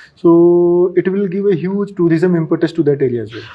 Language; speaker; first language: English; non-native, local second language; Marathi